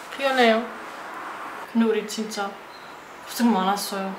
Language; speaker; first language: Korean; non-native, fluent; German